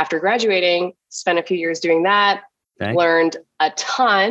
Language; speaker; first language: English; native; English